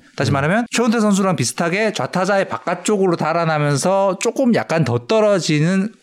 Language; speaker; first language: Korean; native; Korean